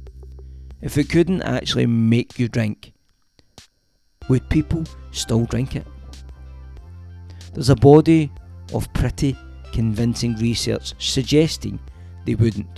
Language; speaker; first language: English; native; English